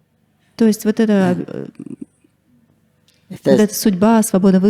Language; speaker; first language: Russian; native; Russian